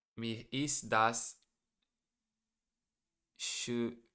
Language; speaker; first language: German; non-native, learner; English